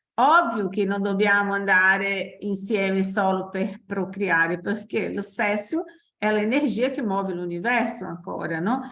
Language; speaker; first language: Italian; non-native, fluent; Portuguese